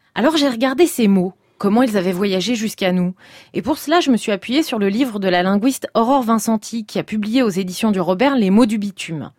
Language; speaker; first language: French; native; French